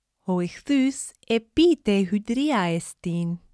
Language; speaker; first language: Greek; non-native, fluent; English